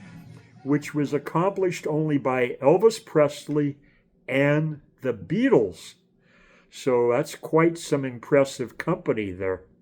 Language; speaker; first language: English; native; English